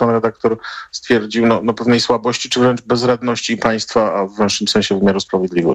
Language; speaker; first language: Polish; native; Polish